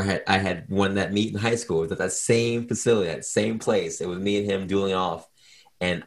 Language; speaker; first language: English; native; English